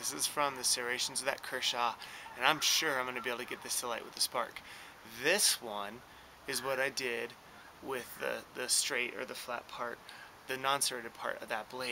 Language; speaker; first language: English; native; English